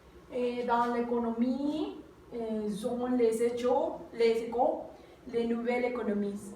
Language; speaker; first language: French; non-native, learner; Spanish